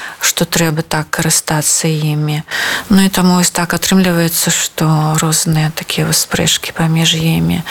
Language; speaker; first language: Belarusian; non-native, local second language; Russian